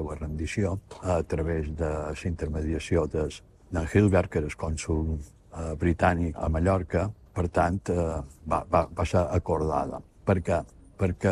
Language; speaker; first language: Catalan; native; Catalan